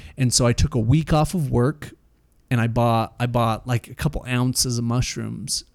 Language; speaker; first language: English; native; English